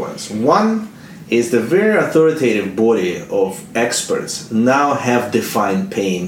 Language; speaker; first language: English; non-native, fluent; Russian